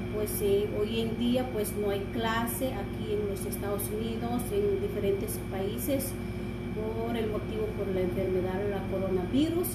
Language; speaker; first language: Spanish; non-native, local second language; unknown